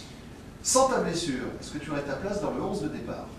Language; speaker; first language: French; native; French